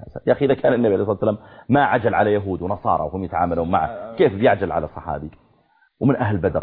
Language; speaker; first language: Arabic; native; Arabic